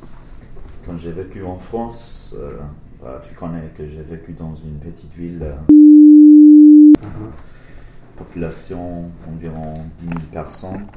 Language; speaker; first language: French; non-native, learner; English